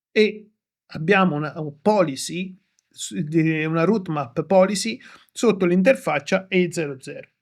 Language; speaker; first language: Italian; native; Italian